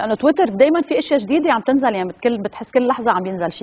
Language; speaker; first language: Arabic; native; Arabic